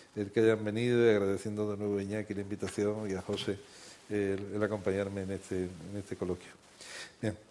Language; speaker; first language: Spanish; native; Spanish